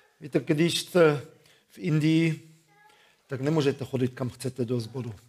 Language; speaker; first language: Czech; non-native, fluent; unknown